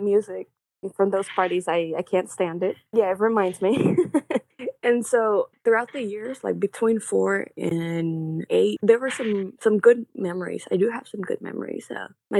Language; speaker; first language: English; non-native, fluent; Spanish